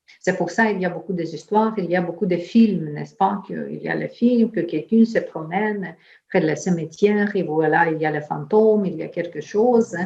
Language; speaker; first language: French; non-native, fluent; Ukrainian